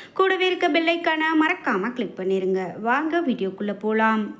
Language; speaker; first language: Tamil; native; Tamil